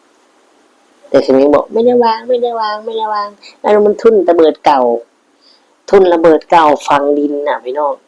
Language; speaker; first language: Thai; non-native, local second language; Northeastern Thai